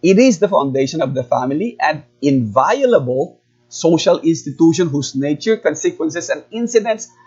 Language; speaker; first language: English; non-native, local second language; Filipino